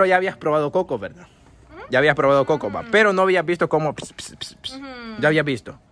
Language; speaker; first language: Spanish; native; Spanish